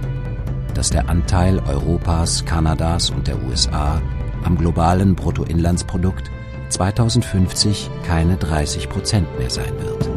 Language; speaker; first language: German; native; German